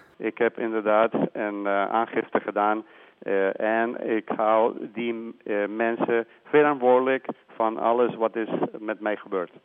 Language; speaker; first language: Dutch; non-native, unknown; Spanish